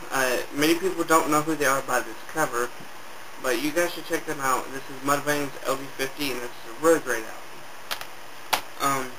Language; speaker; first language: English; native; English